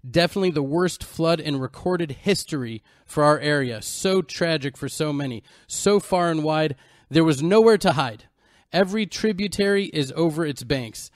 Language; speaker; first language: English; native; English